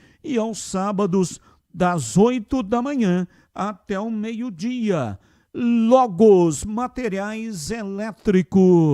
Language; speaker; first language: Portuguese; native; Portuguese